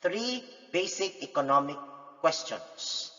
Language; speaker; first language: English; non-native, local second language; Filipino